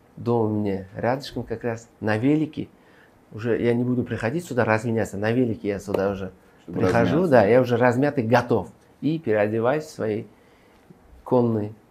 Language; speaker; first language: Russian; non-native, local second language; Uzbek